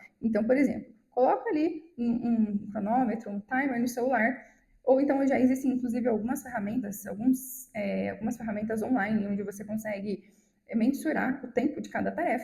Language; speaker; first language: Portuguese; native; Portuguese